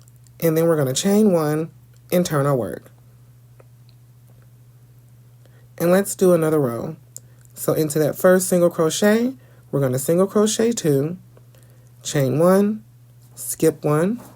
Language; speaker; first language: English; native; English